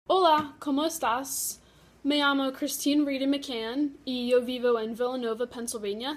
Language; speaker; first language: Spanish; non-native, learner; English